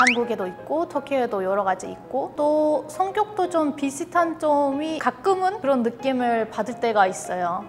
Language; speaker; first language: Korean; non-native, fluent; Turkish